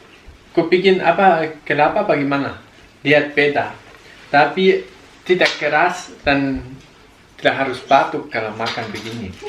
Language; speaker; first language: Indonesian; non-native, learner; German